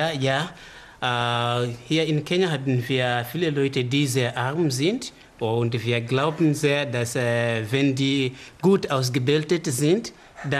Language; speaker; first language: German; non-native, fluent; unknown